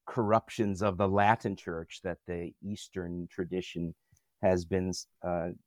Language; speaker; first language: English; native; English